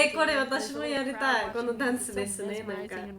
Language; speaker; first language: Japanese; non-native, learner; Georgian